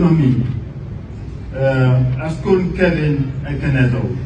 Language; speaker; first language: Welsh; non-native, fluent; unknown